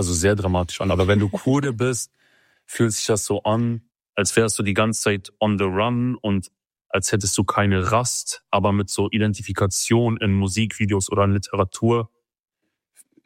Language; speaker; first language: German; early bilingual, other home language; Kurdish